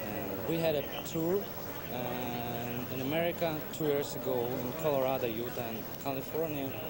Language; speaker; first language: English; non-native, learner; Russian